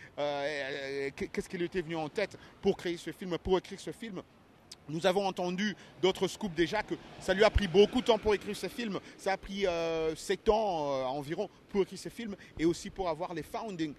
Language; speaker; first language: French; non-native, local second language; Lingala